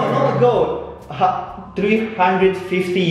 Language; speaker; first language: English; non-native, learner; Indonesian